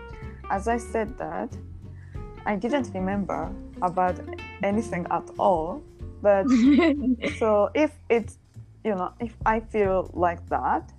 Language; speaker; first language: English; non-native, learner; Japanese